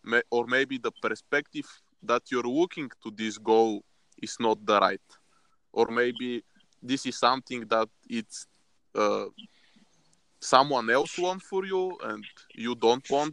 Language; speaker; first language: English; non-native, fluent; Bulgarian